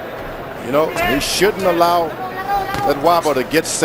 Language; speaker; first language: English; native; English